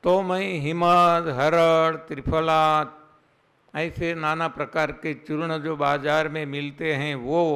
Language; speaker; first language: Hindi; non-native, local second language; Gujarati